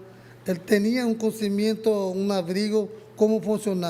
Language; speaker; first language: Portuguese; non-native, learner; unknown